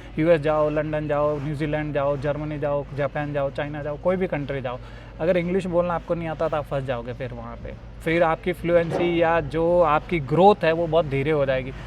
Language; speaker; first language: Hindi; native; Hindi